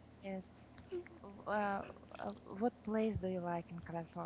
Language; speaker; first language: English; non-native, learner; Russian